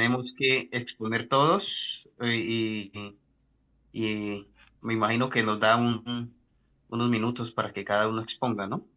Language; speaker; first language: Spanish; native; Spanish